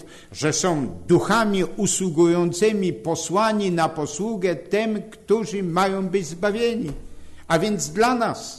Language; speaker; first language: Polish; native; Polish